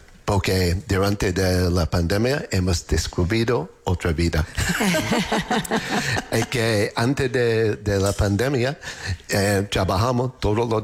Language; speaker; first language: Spanish; non-native, fluent; English